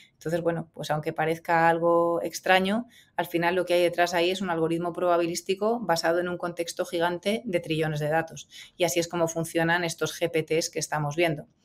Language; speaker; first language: Spanish; native; Spanish